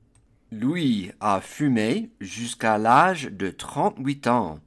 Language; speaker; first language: French; non-native, fluent; English